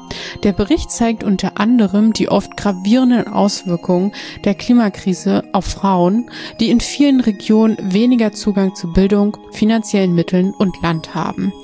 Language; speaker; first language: German; native; German